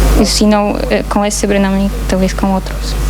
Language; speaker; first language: Portuguese; non-native, fluent; Polish